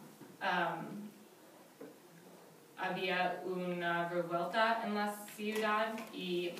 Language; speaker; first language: Spanish; non-native, learner; English